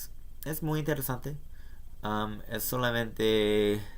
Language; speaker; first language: Spanish; non-native, learner; English